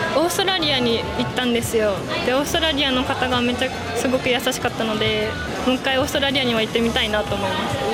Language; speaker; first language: Japanese; native; Japanese